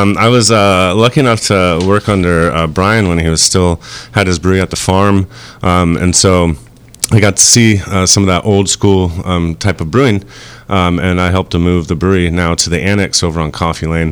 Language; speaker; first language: English; native; English